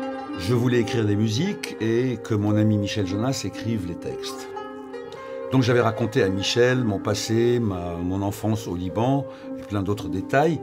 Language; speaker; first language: French; non-native, local second language; Arabic